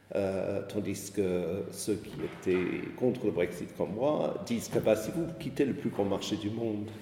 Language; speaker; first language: French; non-native, fluent; English